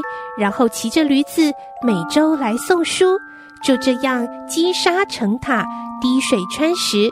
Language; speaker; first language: Chinese; native; Chinese